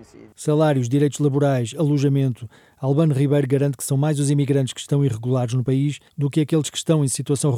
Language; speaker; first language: Portuguese; native; Portuguese